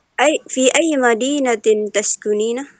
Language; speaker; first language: Arabic; non-native, learner; Indonesian